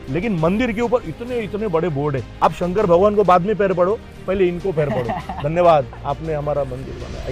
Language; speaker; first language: Hindi; non-native, local second language; Gujarati